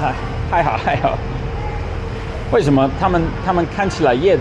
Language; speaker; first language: Chinese; non-native, learner; English